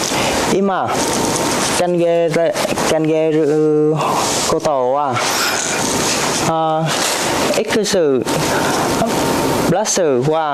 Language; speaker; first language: Japanese; non-native, learner; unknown